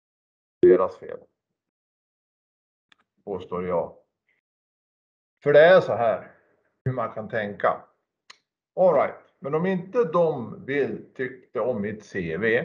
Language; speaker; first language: Swedish; native; Swedish